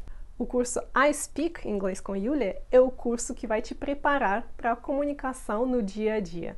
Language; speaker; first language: Portuguese; non-native, fluent; Russian